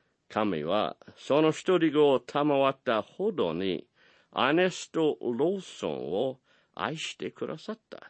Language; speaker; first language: Japanese; non-native, fluent; English